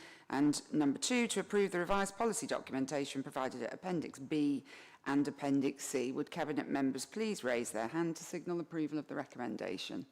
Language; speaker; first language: English; native; English